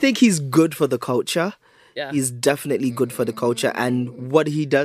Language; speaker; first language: English; native; English